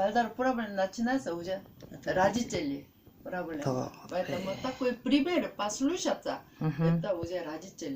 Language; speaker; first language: Russian; non-native, learner; Korean